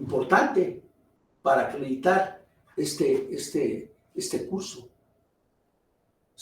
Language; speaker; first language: Spanish; native; Spanish